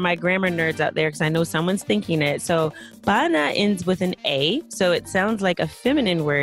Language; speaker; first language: English; native; English